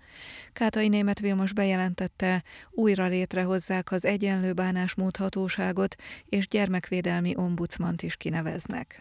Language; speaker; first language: Hungarian; native; Hungarian